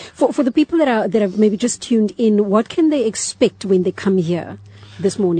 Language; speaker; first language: English; non-native, local second language; Afrikaans